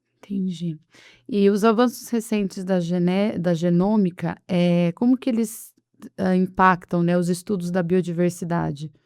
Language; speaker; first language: Portuguese; native; Portuguese